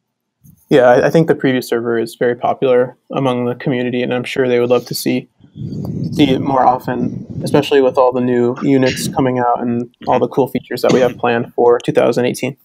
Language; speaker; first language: English; native; English